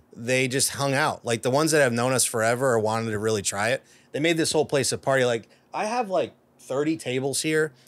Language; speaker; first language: English; native; English